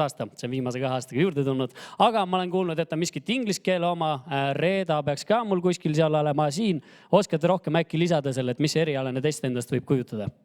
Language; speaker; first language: Estonian; native; Estonian